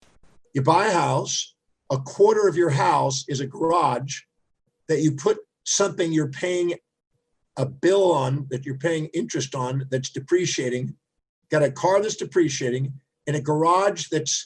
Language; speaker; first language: English; native; English